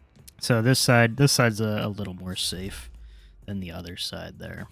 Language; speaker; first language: English; native; English